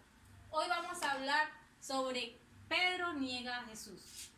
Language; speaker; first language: Spanish; native; Spanish